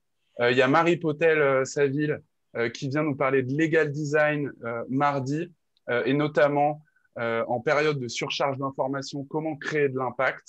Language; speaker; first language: French; native; French